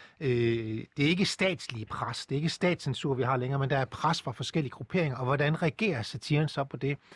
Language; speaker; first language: Danish; native; Danish